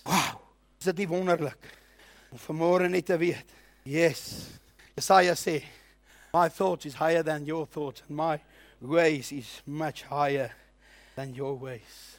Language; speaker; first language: English; non-native, local second language; Afrikaans